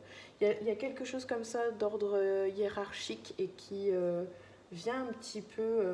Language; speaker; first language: French; native; French